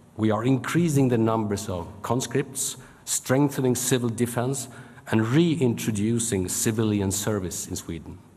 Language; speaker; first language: English; non-native, fluent; Swedish